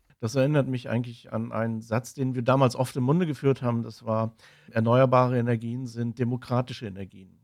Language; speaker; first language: German; native; German